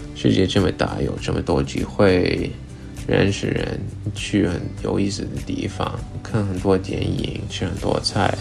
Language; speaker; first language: Chinese; non-native, fluent; English